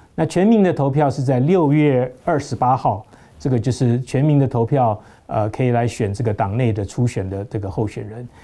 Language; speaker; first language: Chinese; native; Chinese